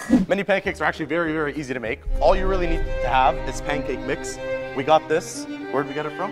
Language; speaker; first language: English; early bilingual, other home language; Arabic